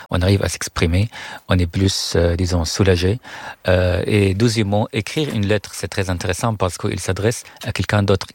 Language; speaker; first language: French; non-native, fluent; Arabic